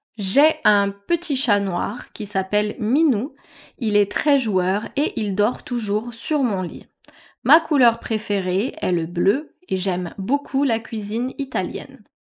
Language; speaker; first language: French; native; French